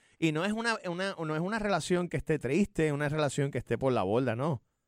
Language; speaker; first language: Spanish; native; Spanish